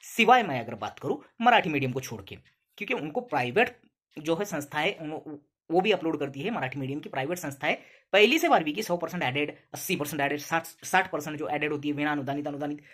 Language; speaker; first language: Hindi; non-native, local second language; Urdu